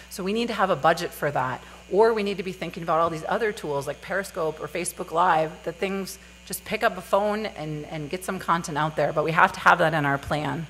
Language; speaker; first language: English; native; English